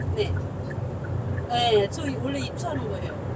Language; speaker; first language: Korean; native; Korean